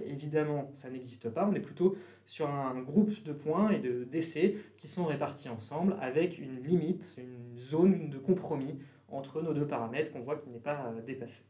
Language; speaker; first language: French; native; French